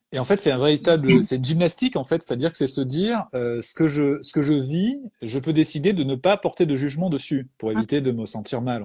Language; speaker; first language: French; native; French